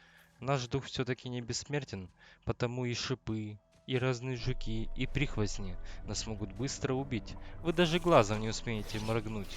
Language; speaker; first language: Russian; native; Russian